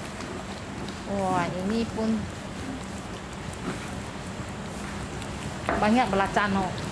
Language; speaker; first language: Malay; non-native, local second language; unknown